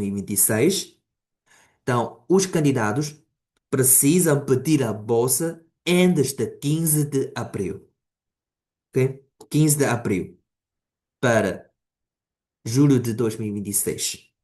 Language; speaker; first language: Portuguese; non-native, fluent; Chinese